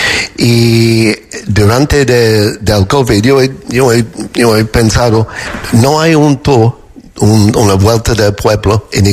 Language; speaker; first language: Spanish; non-native, learner; English